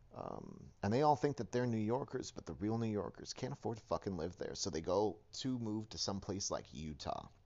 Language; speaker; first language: English; native; English